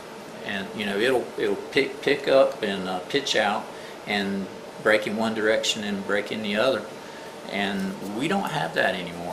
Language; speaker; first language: English; native; English